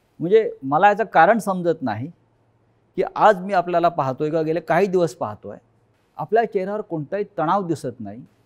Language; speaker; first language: Marathi; native; Marathi